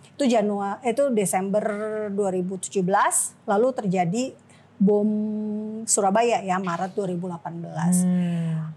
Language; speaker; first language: Indonesian; native; Indonesian